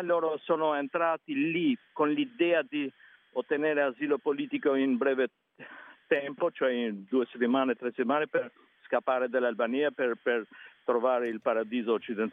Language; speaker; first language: Italian; non-native, fluent; Albanian